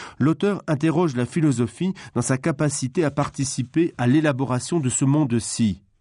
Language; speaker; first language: French; non-native, local second language; Luxembourgish